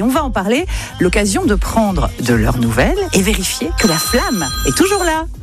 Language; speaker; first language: French; native; French